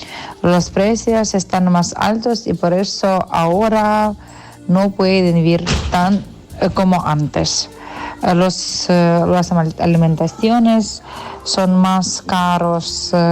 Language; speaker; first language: Spanish; non-native, fluent; Ukrainian